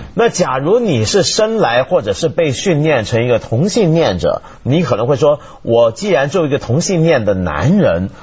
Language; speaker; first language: Chinese; native; Chinese